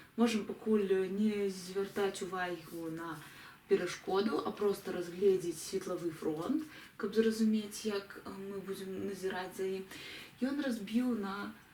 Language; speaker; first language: Belarusian; non-native, local second language; Russian